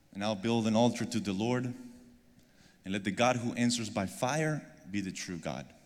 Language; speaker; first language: English; non-native, fluent; Spanish